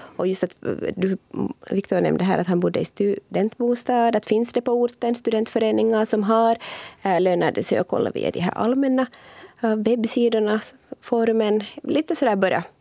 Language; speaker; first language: Swedish; native; Swedish